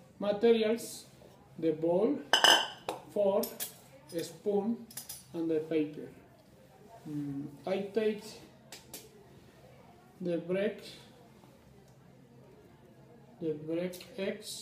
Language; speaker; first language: English; non-native, learner; Spanish